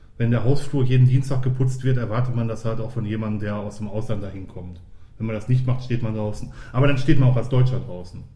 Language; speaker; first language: German; native; German